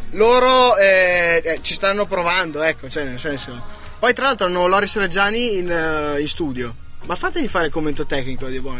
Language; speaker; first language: Italian; native; Italian